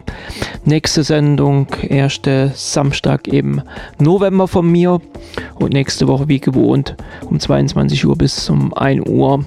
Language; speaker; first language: German; native; German